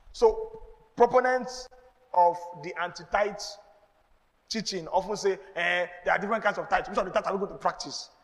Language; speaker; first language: English; non-native, local second language; Yoruba